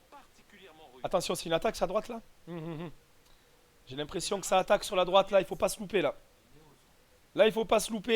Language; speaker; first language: French; native; French